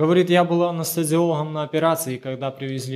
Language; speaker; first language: Polish; non-native, learner; Ukrainian